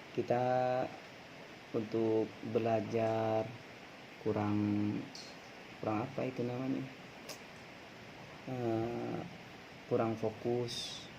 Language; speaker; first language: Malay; non-native, local second language; Madurese